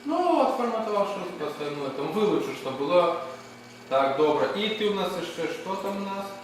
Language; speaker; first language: Russian; non-native, local second language; Ukrainian